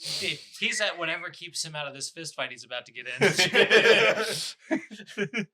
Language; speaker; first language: English; native; English